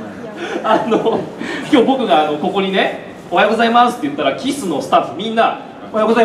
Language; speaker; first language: Japanese; native; Japanese